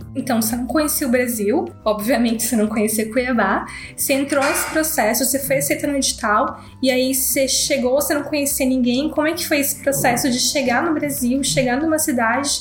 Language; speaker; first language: Portuguese; native; Portuguese